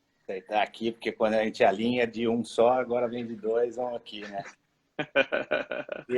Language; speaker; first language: Portuguese; native; Portuguese